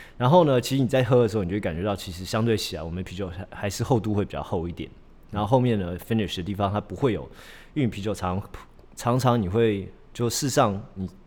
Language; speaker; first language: Chinese; early bilingual, heritage; Chinese